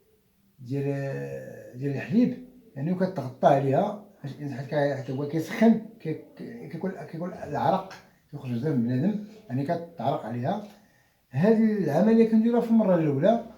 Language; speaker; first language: Arabic; native; Arabic